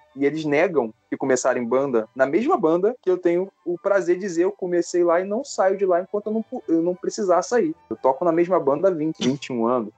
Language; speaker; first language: Portuguese; native; Portuguese